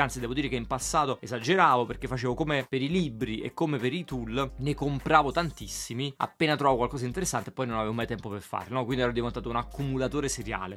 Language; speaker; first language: Italian; native; Italian